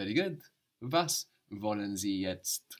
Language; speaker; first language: German; non-native, fluent; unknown